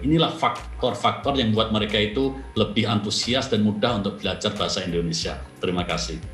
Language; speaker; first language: Indonesian; native; Indonesian